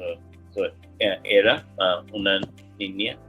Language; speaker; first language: Spanish; non-native, learner; English